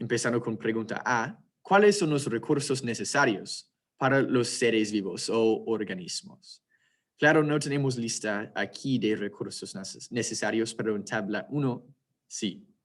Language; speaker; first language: Spanish; non-native, fluent; English